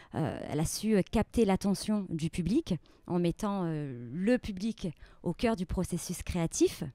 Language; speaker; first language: French; native; French